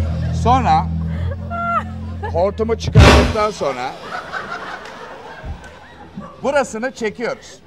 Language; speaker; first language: Turkish; native; Turkish